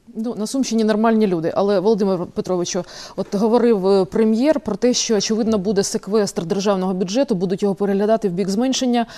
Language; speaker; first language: Ukrainian; native; Ukrainian